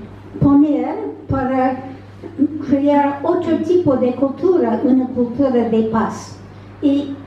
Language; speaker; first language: Spanish; non-native, fluent; English